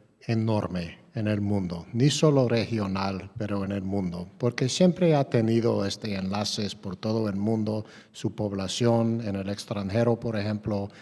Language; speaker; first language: Spanish; non-native, fluent; English